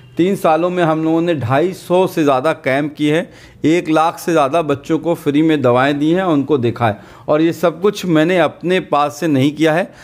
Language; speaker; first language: Hindi; native; Hindi